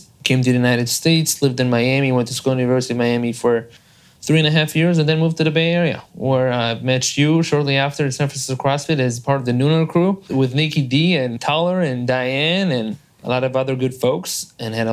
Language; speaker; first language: English; non-native, fluent; Hebrew